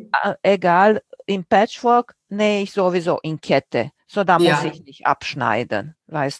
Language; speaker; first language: German; non-native, fluent; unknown